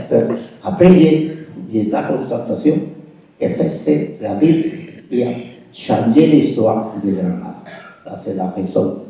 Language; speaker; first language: French; non-native, fluent; Spanish